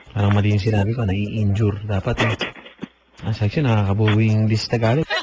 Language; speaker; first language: Filipino; native; Filipino